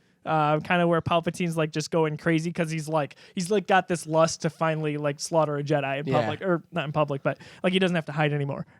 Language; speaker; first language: English; native; English